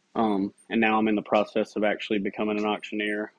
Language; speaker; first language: English; native; English